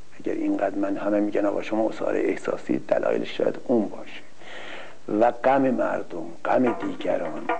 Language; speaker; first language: Persian; non-native, local second language; Azerbaijani